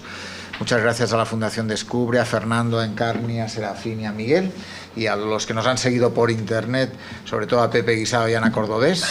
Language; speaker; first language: Spanish; native; Spanish